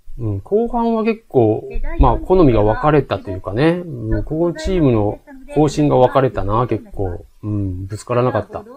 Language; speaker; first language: Japanese; native; Japanese